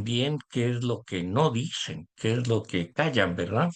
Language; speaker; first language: Spanish; native; Spanish